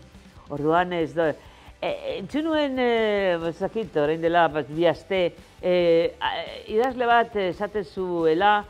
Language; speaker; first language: Basque; non-native, local second language; Spanish